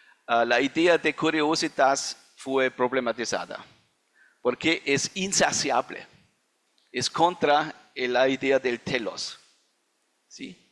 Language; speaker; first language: Spanish; non-native, fluent; German